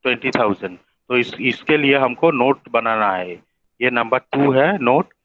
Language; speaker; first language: Hindi; non-native, local second language; Bangla